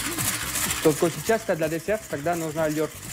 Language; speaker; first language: Russian; non-native, learner; French